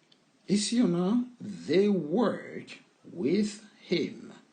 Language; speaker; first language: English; non-native, learner; French